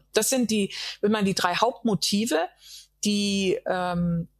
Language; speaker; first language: German; native; German